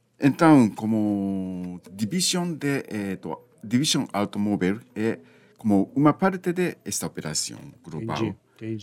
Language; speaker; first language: Portuguese; non-native, learner; Japanese